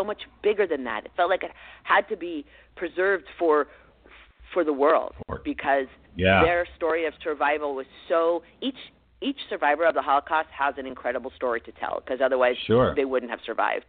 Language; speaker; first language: English; native; English